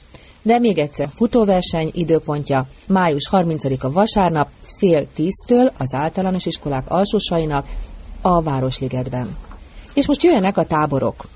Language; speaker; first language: Hungarian; native; Hungarian